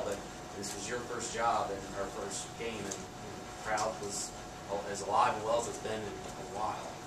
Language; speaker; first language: English; native; English